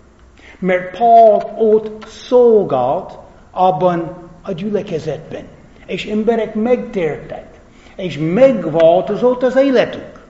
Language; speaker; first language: Hungarian; non-native, fluent; English